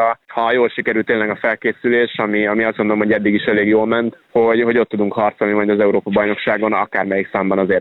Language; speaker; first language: Hungarian; native; Hungarian